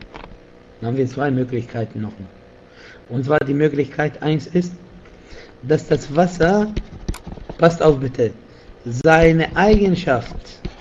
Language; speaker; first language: German; non-native, fluent; Arabic